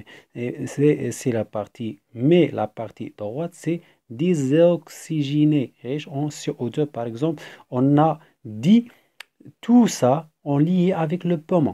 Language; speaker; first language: French; non-native, fluent; Arabic